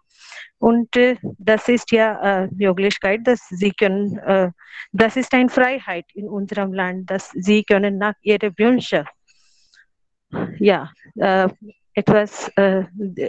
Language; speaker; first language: German; non-native, learner; Hindi